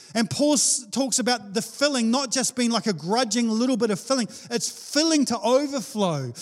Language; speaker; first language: English; native; English